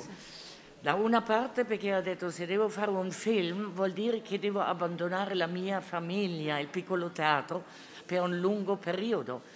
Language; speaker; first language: Italian; non-native, fluent; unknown